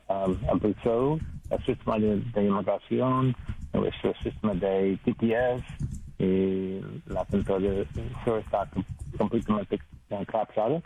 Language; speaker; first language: Spanish; non-native, learner; English